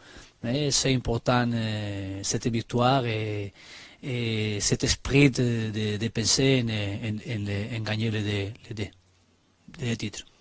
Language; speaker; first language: French; non-native, learner; Spanish